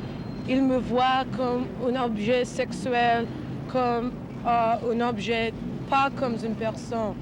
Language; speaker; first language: French; non-native, learner; English